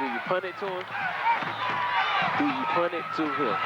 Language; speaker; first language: English; native; English